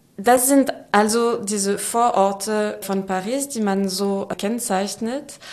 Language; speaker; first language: German; non-native, fluent; French